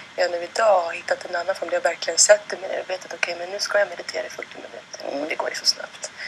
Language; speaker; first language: Swedish; early bilingual, other home language; Berber languages